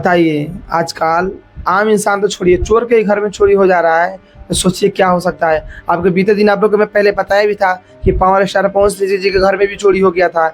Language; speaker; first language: Hindi; native; Hindi